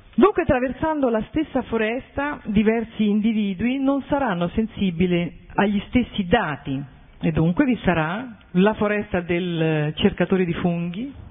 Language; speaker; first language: Italian; native; Italian